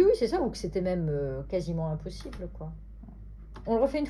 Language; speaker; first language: French; native; French